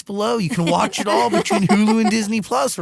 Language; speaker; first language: English; native; English